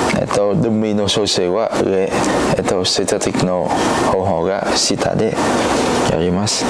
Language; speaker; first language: Japanese; non-native, learner; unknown